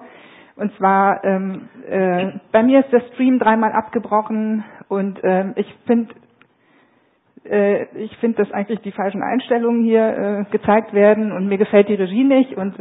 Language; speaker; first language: German; native; German